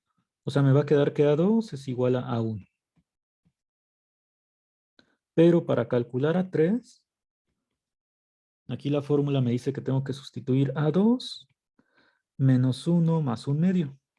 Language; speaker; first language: Spanish; native; Spanish